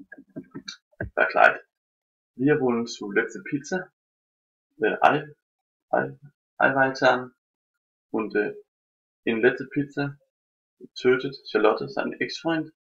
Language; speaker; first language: German; non-native, learner; Danish